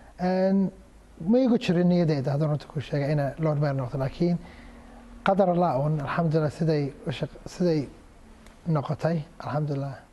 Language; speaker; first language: Somali; early bilingual, heritage; Somali